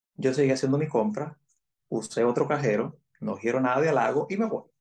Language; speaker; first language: Spanish; native; Spanish